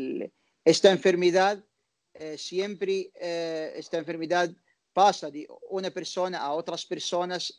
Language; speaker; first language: Spanish; non-native, learner; Arabic